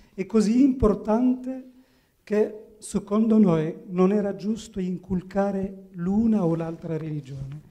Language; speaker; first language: Italian; non-native, fluent; Arabic